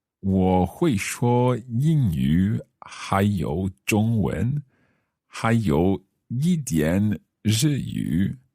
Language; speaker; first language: Chinese; non-native, learner; English